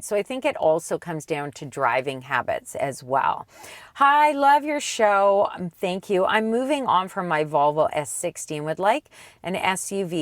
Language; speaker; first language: English; native; English